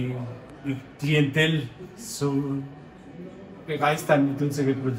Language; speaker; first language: German; non-native, learner; Spanish